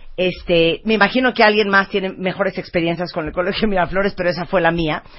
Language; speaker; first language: Spanish; early bilingual, other home language; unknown